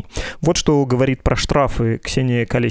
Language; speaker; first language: Russian; native; Russian